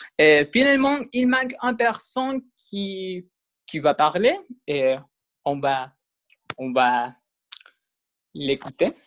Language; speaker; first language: French; non-native, learner; Spanish